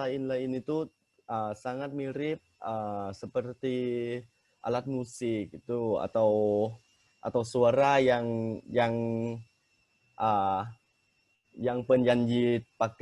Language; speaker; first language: Indonesian; non-native, fluent; Thai